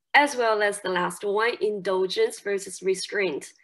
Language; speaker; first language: English; non-native, fluent; Chinese